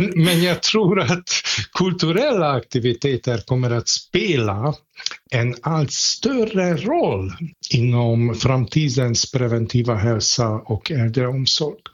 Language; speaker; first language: Swedish; non-native, fluent; Hungarian